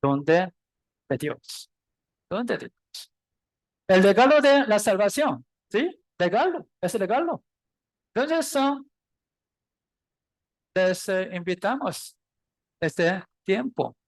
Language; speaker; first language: Spanish; non-native, learner; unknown